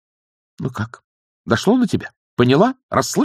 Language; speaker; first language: Russian; native; Russian